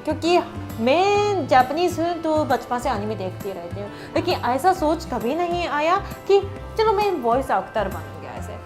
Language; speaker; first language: Hindi; non-native, fluent; Japanese